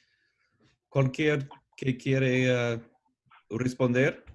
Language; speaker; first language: Spanish; non-native, learner; English